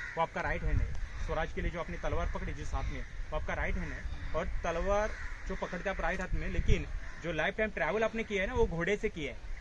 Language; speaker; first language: Hindi; non-native, local second language; Marathi